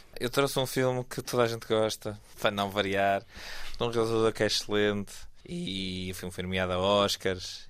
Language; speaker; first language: Portuguese; native; Portuguese